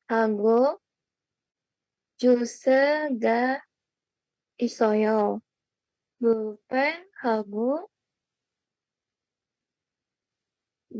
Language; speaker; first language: Korean; non-native, learner; Indonesian